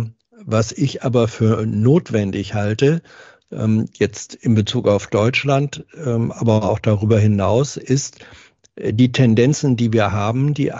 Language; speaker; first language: German; native; German